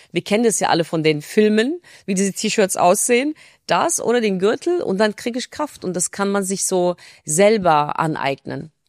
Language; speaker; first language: German; non-native, fluent; Turkish